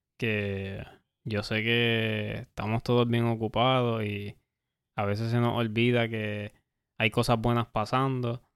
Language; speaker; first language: Spanish; native; Spanish